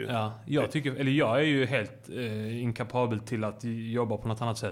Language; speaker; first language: Swedish; native; Swedish